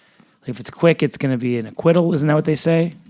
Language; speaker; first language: English; native; English